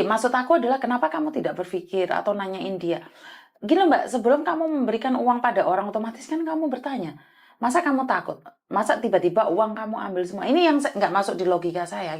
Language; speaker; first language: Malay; non-native, local second language; Javanese